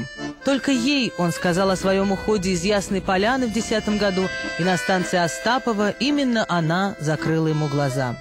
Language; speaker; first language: Russian; native; Russian